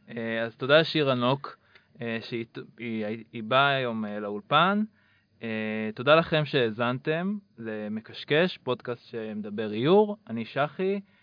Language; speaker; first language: Hebrew; native; Hebrew